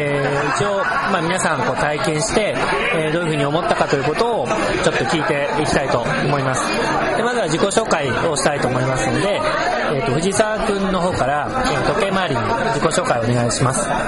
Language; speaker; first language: Japanese; native; Japanese